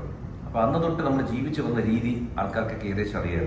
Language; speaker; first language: Malayalam; native; Malayalam